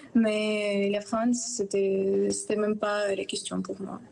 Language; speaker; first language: French; non-native, fluent; Ukrainian